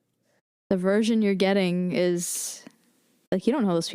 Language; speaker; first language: English; native; English